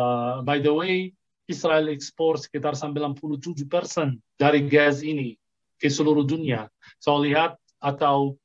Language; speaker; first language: Indonesian; non-native, fluent; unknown